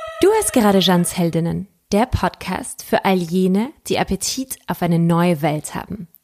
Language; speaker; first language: German; native; German